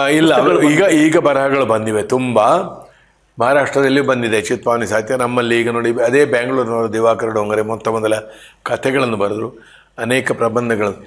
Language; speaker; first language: Kannada; non-native, local second language; Konkani